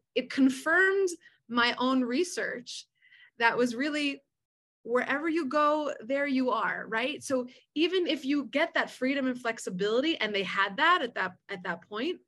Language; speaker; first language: English; early bilingual, other home language; Spanish